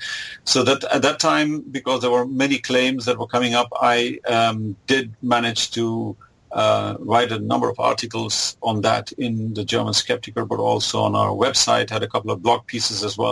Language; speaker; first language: English; non-native, local second language; German